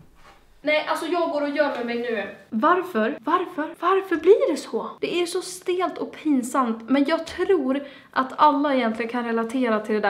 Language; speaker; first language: Swedish; native; Swedish